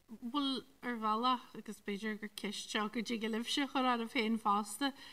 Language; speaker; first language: Irish; native; Irish